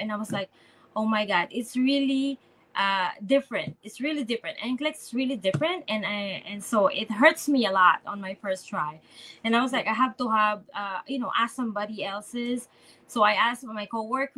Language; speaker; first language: English; non-native, local second language; Filipino